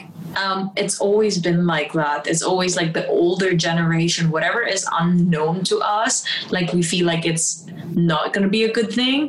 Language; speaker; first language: English; non-native, local second language; Filipino